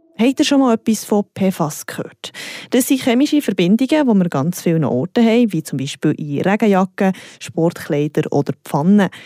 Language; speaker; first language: German; native; German